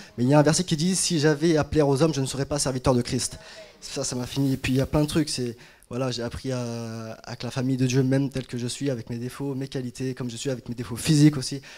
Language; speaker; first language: French; native; French